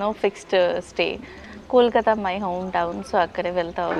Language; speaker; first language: Telugu; non-native, learner; Bangla